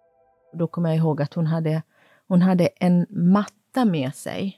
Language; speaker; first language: Swedish; non-native, fluent; Kurdish